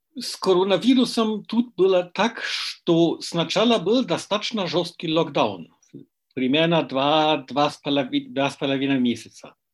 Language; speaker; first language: Russian; non-native, fluent; German